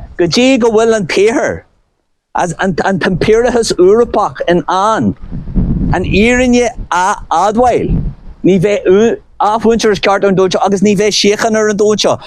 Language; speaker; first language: Irish; non-native, local second language; English